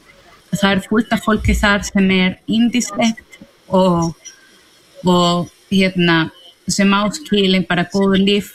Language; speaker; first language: Icelandic; non-native, fluent; Spanish